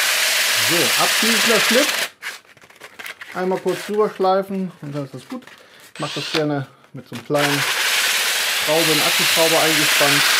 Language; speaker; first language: German; native; German